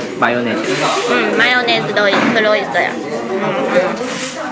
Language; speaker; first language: Korean; non-native, learner; Chinese